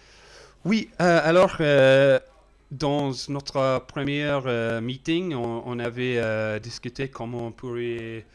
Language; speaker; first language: French; non-native, learner; English